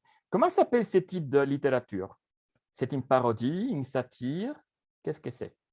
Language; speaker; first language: French; non-native, fluent; Spanish